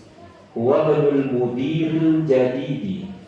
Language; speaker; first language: Arabic; non-native, fluent; Indonesian